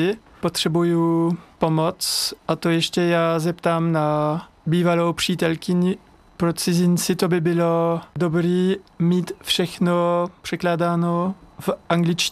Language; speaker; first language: Czech; non-native, learner; French